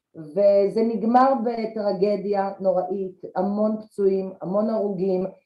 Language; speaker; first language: Hebrew; early bilingual, other home language; Russian